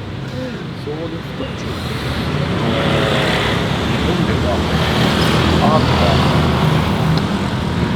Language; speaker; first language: Japanese; native; Japanese